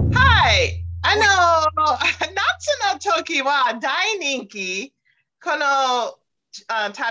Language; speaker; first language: Japanese; non-native, learner; English